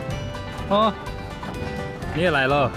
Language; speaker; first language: Chinese; early bilingual, heritage; Chinese